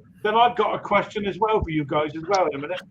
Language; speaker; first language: English; native; English